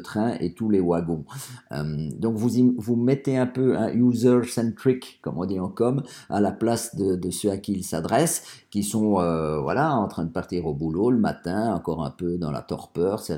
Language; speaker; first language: French; native; French